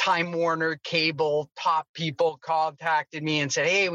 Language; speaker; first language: English; native; English